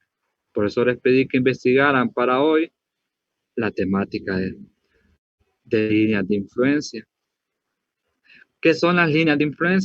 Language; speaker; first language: Spanish; native; Spanish